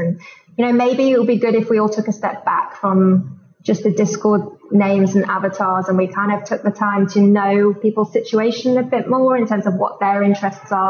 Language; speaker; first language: English; native; English